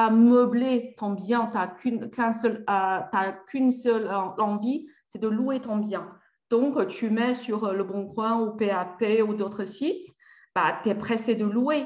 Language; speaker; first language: French; native; French